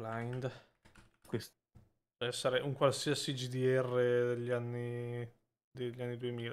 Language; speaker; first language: Italian; native; Italian